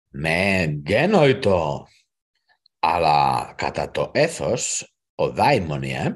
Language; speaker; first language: Greek; non-native, learner; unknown